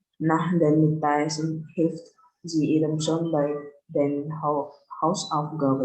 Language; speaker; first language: German; non-native, learner; Indonesian